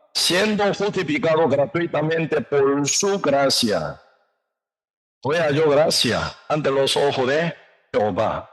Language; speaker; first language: Spanish; non-native, learner; Korean